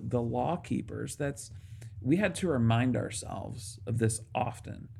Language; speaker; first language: English; native; English